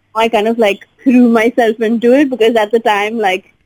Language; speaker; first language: English; non-native, local second language; Hindi